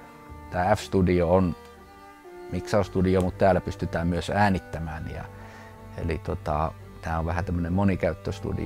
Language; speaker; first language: Finnish; native; Finnish